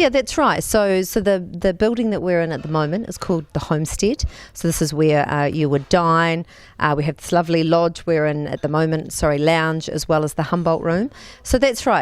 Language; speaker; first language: English; native; English